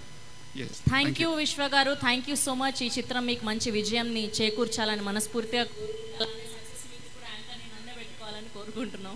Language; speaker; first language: Telugu; native; Telugu